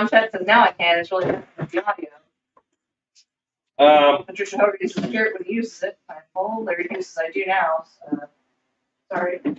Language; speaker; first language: English; native; English